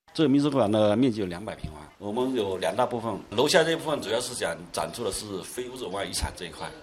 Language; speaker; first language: Chinese; native; Chinese